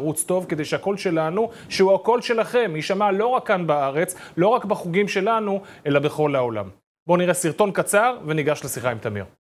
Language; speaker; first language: Hebrew; native; Hebrew